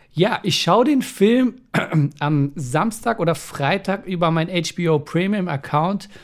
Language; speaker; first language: German; early bilingual, other home language; Persian